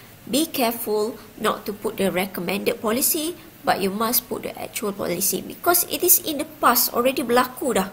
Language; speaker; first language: English; non-native, local second language; Malay